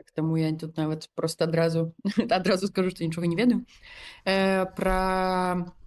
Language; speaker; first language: Belarusian; non-native, local second language; Russian